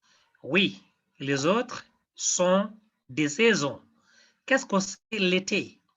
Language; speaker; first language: French; non-native, fluent; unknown